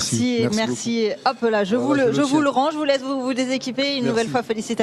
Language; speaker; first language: French; native; French